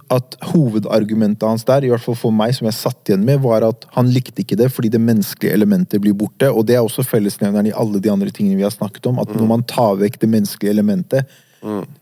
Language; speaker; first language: Norwegian; native; Norwegian